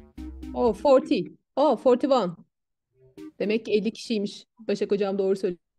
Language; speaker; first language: Turkish; native; Turkish